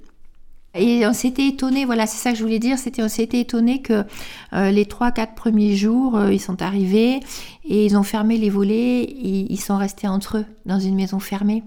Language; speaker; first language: French; native; French